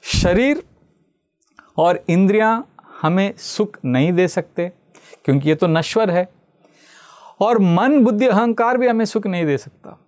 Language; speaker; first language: Hindi; non-native, local second language; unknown